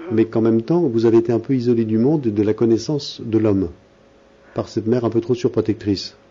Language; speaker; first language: French; native; French